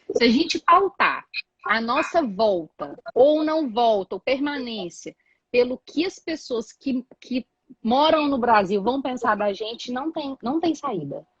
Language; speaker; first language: Portuguese; native; Portuguese